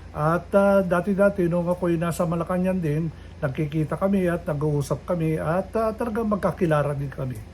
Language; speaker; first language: Filipino; non-native, local second language; Iloko